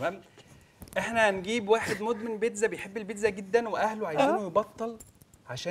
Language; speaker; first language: Arabic; native; Arabic